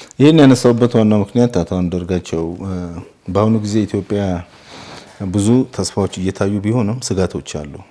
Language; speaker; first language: Amharic; native; Amharic